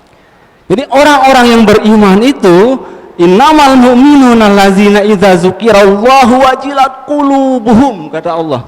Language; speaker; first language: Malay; non-native, local second language; Sasak